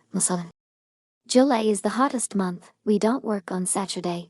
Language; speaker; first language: English; non-native, learner; Kazakh